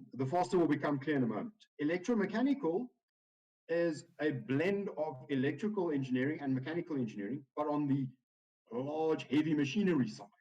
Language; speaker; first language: English; non-native, local second language; Afrikaans